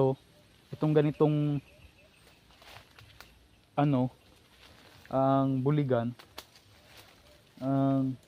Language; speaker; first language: Filipino; native; Filipino